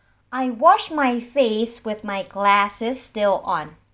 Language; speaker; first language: English; non-native, fluent; Japanese